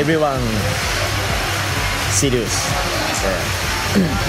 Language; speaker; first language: English; non-native, learner; Japanese